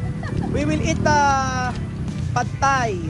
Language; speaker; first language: English; non-native, learner; Filipino